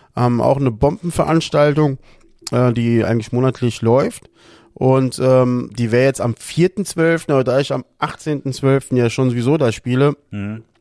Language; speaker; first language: German; early bilingual, other home language; Portuguese